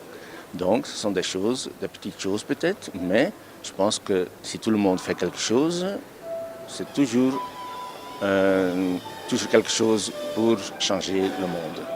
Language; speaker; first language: French; non-native, local second language; Dutch